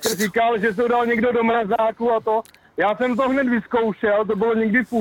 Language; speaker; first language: Czech; native; Czech